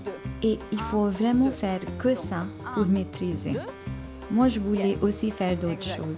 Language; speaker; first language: French; non-native, fluent; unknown